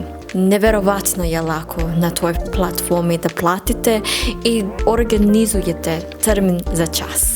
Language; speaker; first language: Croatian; non-native, learner; English